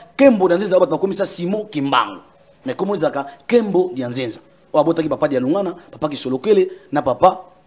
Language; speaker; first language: Lingala; non-native, local second language; Kongo